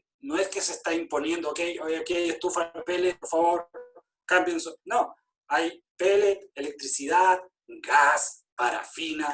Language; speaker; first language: Spanish; native; Spanish